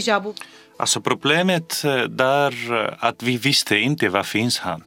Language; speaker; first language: Swedish; non-native, fluent; Arabic